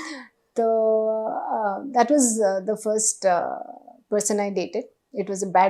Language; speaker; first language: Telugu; non-native, learner; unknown